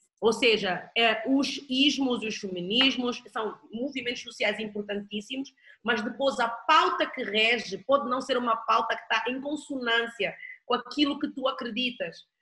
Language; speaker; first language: Portuguese; native; Portuguese